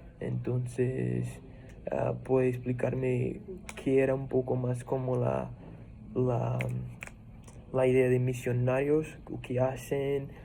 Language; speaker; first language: Spanish; non-native, fluent; Portuguese